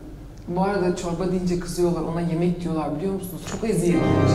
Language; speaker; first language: Turkish; native; Turkish